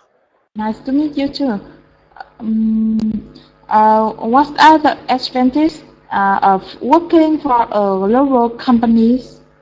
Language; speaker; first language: English; non-native, learner; Vietnamese